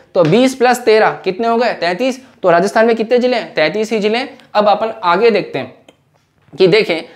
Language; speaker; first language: Hindi; native; Hindi